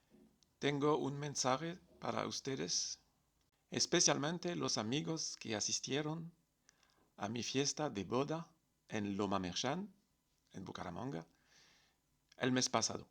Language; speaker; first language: Spanish; non-native, fluent; French